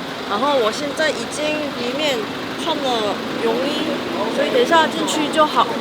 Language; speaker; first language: Chinese; non-native, fluent; Korean